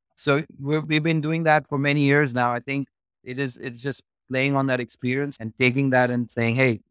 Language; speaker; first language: English; non-native, local second language; Hindi